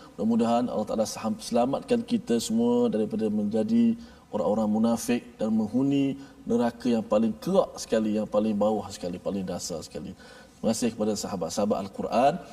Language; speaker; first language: Malay; native; Malay